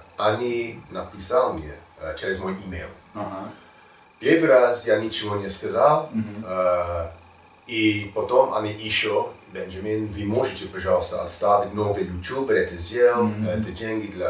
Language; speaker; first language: Russian; non-native, learner; English